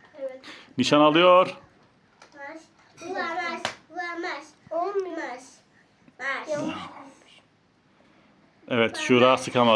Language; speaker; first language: Turkish; native; Turkish